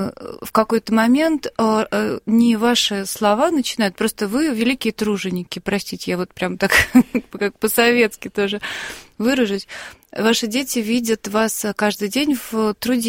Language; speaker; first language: Russian; native; Russian